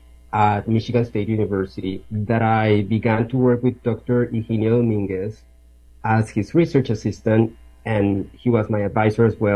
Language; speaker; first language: English; non-native, fluent; Spanish